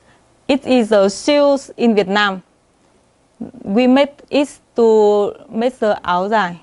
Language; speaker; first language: English; non-native, learner; Vietnamese